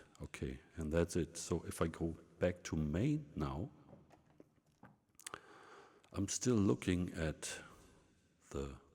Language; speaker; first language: English; non-native, fluent; German